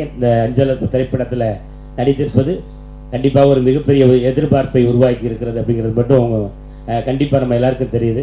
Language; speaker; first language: Tamil; native; Tamil